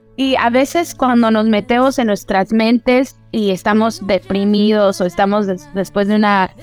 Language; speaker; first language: Spanish; early bilingual, heritage; Spanish